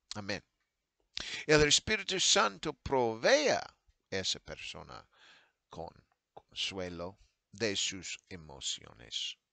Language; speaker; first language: Spanish; non-native, fluent; English